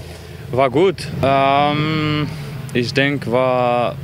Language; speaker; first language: German; non-native, learner; French